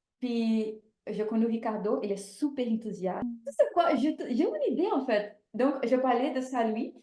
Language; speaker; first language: French; non-native, fluent; Portuguese